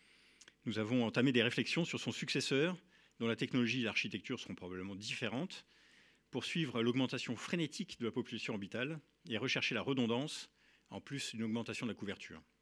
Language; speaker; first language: French; native; French